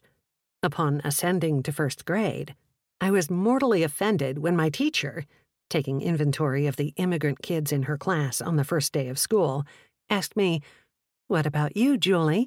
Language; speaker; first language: English; early bilingual, other home language; Czech